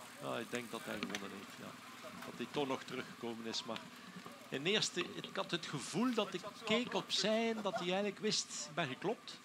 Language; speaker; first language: Dutch; native; Dutch